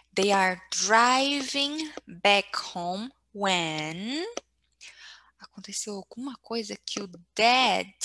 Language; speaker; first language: English; non-native, fluent; Portuguese